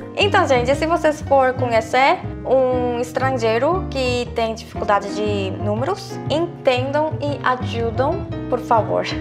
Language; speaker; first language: Portuguese; non-native, fluent; Korean